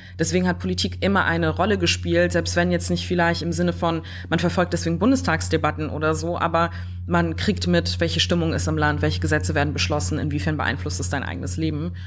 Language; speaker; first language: German; early bilingual, other home language; French